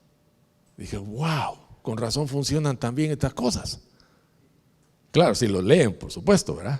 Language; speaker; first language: Spanish; native; Spanish